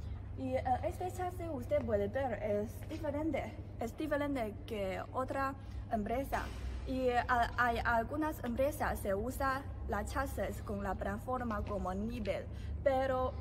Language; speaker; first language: Spanish; non-native, learner; Chinese